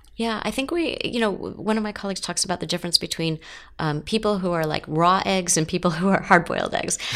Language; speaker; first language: English; native; English